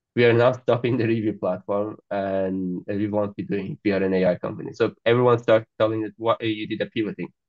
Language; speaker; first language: English; non-native, fluent; Azerbaijani